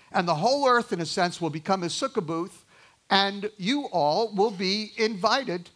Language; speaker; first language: English; native; English